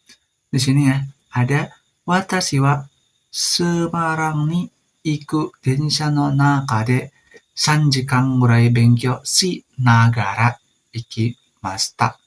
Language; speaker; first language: Japanese; non-native, learner; Indonesian